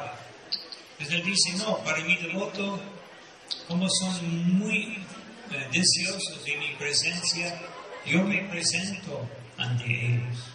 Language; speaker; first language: Spanish; non-native, fluent; Portuguese